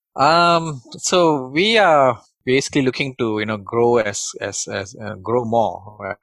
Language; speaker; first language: English; non-native, local second language; Tamil